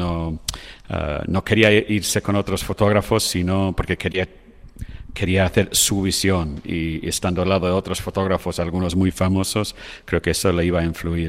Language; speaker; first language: Spanish; non-native, fluent; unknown